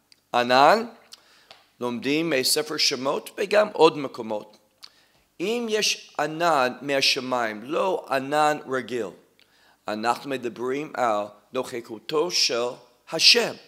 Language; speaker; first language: Hebrew; non-native, fluent; English